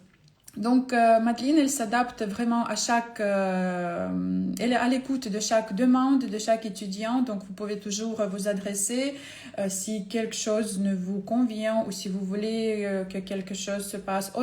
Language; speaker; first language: French; non-native, fluent; Ukrainian